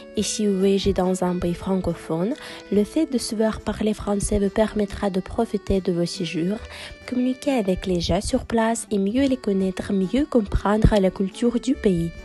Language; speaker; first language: French; non-native, fluent; Russian